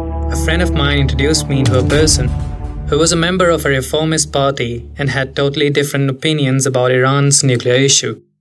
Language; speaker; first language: English; non-native, local second language; Punjabi